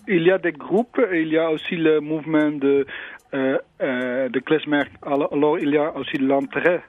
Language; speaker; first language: French; non-native, learner; Dutch